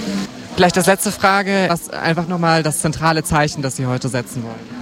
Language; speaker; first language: German; native; German